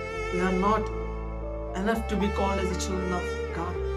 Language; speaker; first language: English; non-native, local second language; Telugu